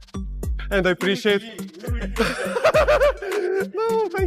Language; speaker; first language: English; non-native, learner; Russian